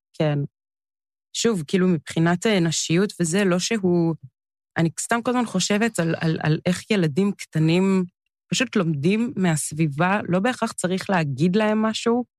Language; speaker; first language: Hebrew; early bilingual, other home language; English